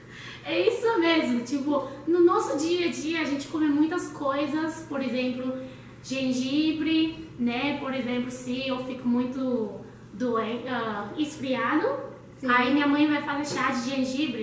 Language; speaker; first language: Portuguese; non-native, learner; Chinese